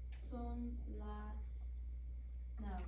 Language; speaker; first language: Spanish; non-native, learner; English